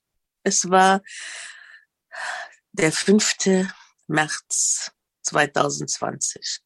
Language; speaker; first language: German; non-native, fluent; Arabic